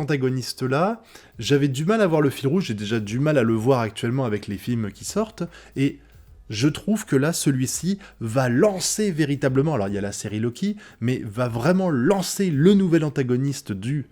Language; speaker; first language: French; native; French